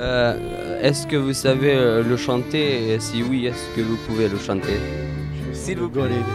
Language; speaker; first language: French; non-native, learner; Bosnian